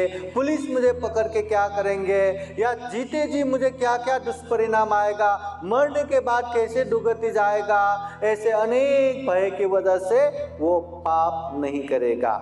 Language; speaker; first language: Hindi; non-native, local second language; Marathi